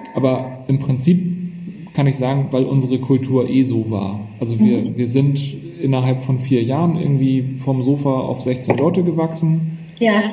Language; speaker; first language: German; native; German